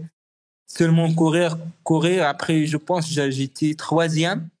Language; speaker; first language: French; non-native, learner; Arabic